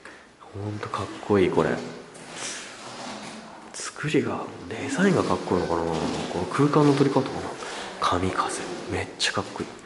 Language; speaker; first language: Japanese; native; Japanese